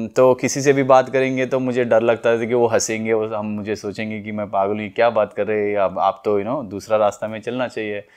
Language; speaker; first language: Hindi; non-native, local second language; Telugu